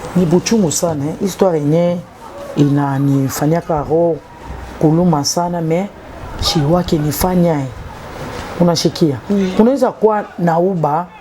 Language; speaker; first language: Swahili; native; Swahili